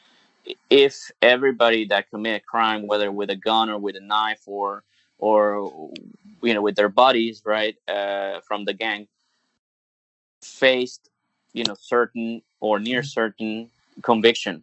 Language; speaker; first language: English; non-native, fluent; Spanish